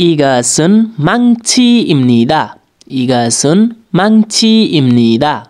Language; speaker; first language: Korean; non-native, learner; Nepali